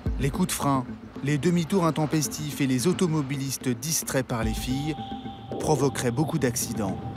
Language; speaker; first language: French; native; French